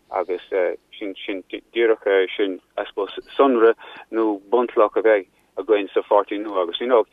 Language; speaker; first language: Irish; non-native, local second language; English